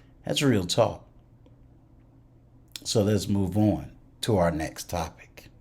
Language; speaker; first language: English; native; English